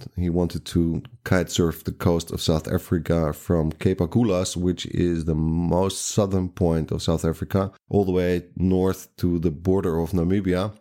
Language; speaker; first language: English; non-native, fluent; Dutch